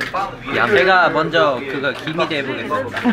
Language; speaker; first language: Korean; native; Korean